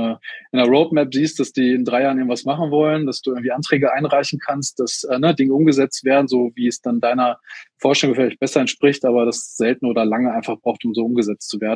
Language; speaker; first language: German; native; German